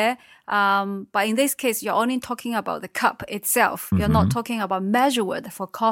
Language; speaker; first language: English; non-native, fluent; Chinese